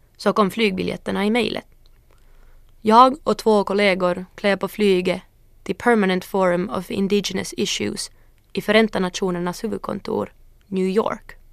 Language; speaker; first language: Swedish; early bilingual, other home language; Northern Sami